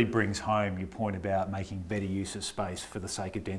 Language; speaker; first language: English; native; English